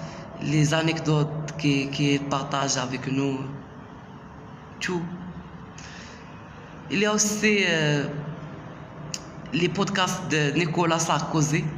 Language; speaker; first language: French; non-native, local second language; Arabic